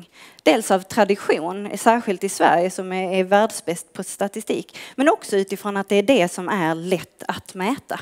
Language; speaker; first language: Swedish; native; Swedish